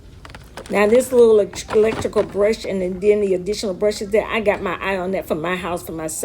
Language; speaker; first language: English; native; English